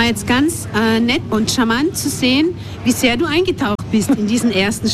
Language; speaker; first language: German; native; German